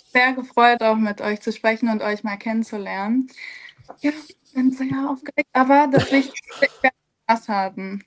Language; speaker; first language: German; early bilingual, other home language; Serbian